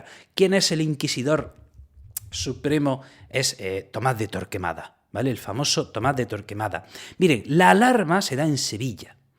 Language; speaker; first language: Spanish; native; Spanish